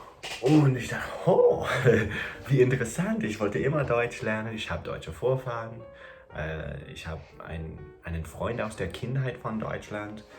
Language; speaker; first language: German; non-native, fluent; English